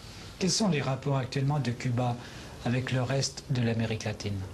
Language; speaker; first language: French; native; French